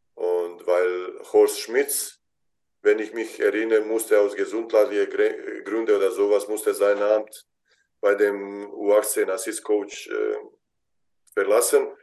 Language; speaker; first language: German; non-native, fluent; Bosnian